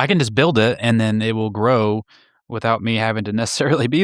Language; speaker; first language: English; native; English